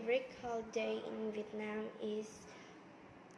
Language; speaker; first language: English; non-native, learner; Vietnamese